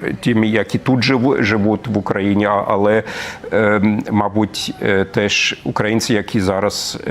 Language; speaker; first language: Ukrainian; non-native, fluent; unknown